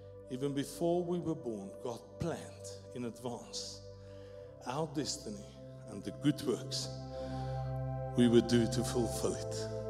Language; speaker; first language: English; non-native, local second language; Afrikaans